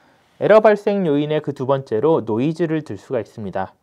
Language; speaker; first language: Korean; native; Korean